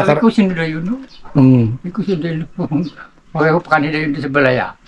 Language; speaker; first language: Filipino; non-native, local second language; Bikol